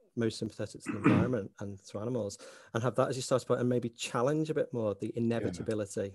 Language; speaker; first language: English; native; English